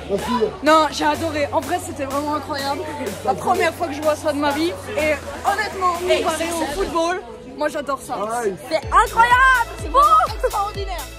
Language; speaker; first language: French; native; French